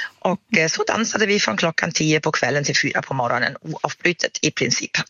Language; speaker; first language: Swedish; non-native, fluent; German